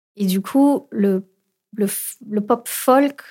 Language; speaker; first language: French; non-native, fluent; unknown